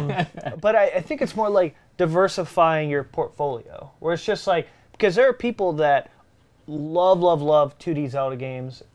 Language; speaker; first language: English; native; English